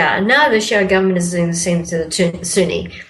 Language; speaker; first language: English; non-native, local second language; Malay